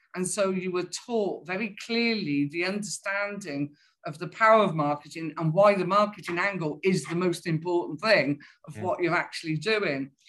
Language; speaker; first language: English; native; English